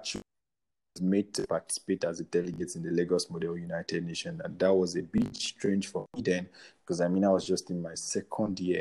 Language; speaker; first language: English; non-native, local second language; Yoruba